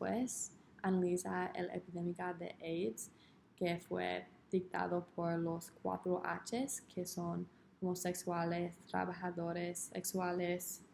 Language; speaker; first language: Spanish; non-native, learner; English